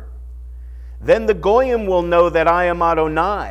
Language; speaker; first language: English; native; English